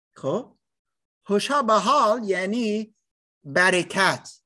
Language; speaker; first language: Persian; non-native, learner; English